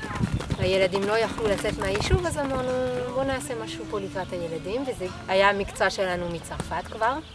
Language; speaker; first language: Hebrew; non-native, fluent; French